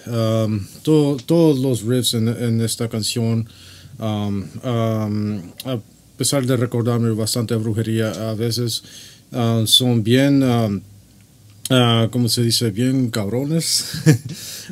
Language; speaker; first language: Spanish; non-native, learner; English